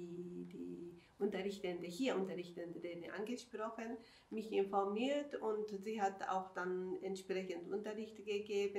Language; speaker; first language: German; non-native, fluent; Japanese